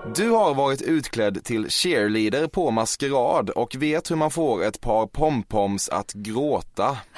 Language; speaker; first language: Swedish; native; Swedish